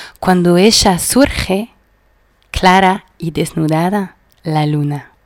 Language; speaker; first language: Spanish; non-native, fluent; French